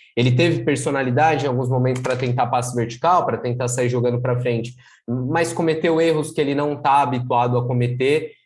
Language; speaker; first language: Portuguese; native; Portuguese